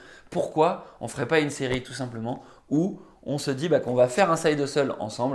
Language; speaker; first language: French; native; French